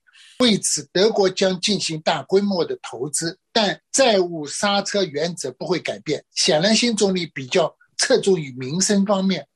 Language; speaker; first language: Chinese; native; Chinese